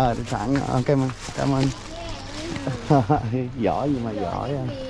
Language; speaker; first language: Vietnamese; non-native, learner; English